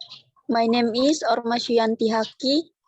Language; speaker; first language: English; non-native, learner; Indonesian